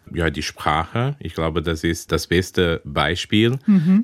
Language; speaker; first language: German; early bilingual, heritage; German